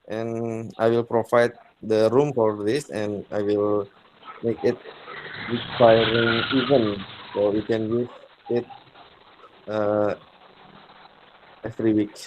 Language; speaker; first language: English; non-native, learner; Indonesian